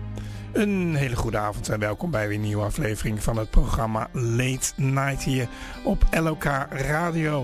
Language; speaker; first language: Dutch; native; Dutch